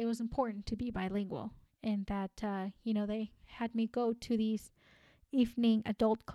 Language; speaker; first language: English; non-native, fluent; Spanish